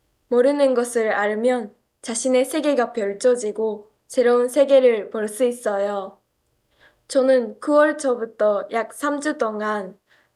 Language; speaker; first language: Korean; non-native, fluent; Japanese